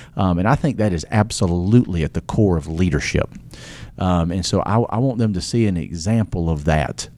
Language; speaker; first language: English; native; English